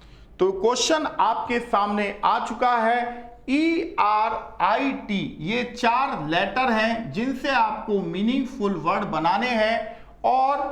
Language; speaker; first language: Hindi; native; Hindi